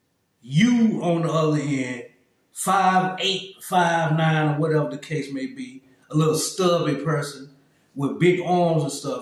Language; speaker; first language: English; native; English